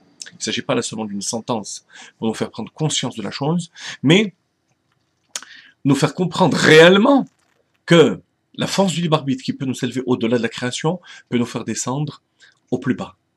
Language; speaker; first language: French; native; French